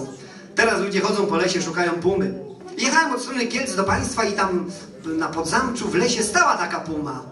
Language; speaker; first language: Polish; native; Polish